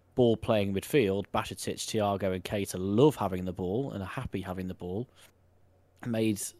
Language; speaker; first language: English; native; English